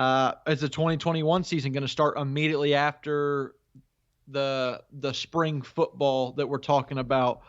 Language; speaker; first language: English; native; English